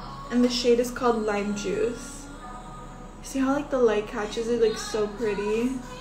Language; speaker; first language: English; native; English